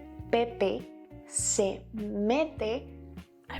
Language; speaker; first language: Spanish; native; Spanish